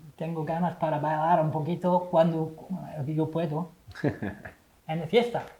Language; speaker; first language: Spanish; non-native, learner; English